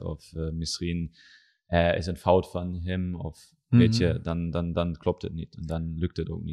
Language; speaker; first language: Dutch; non-native, learner; German